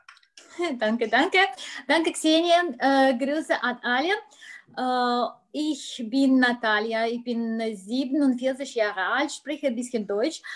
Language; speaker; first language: German; non-native, learner; Russian